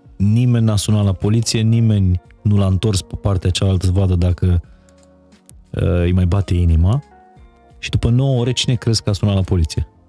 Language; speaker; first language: Romanian; native; Romanian